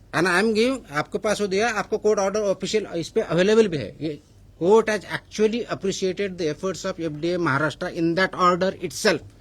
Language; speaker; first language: Hindi; non-native, local second language; Marathi